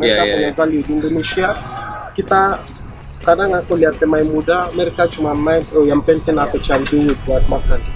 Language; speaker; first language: Indonesian; non-native, fluent; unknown